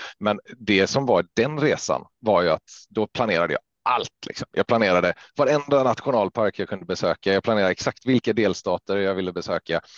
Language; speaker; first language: Swedish; native; Swedish